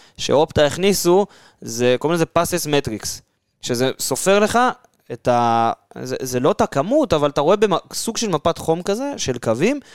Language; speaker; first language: Hebrew; native; Hebrew